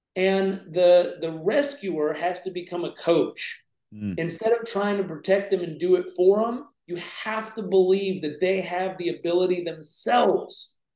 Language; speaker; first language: English; native; English